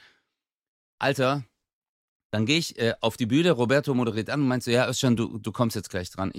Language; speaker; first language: German; early bilingual, other home language; Turkish